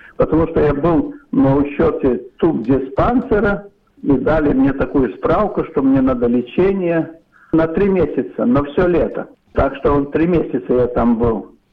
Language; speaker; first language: Russian; non-native, local second language; Polish